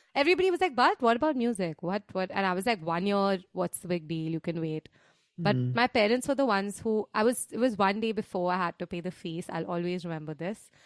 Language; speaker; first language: English; non-native, local second language; Hindi